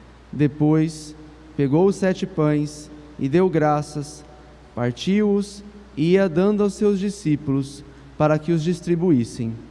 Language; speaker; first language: Portuguese; native; Portuguese